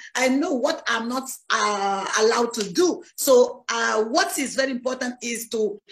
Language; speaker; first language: English; non-native, learner; French